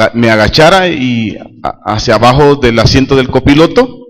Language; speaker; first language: Spanish; native; Spanish